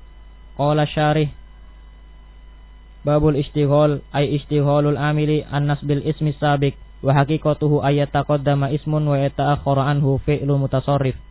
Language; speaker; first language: Arabic; non-native, learner; Indonesian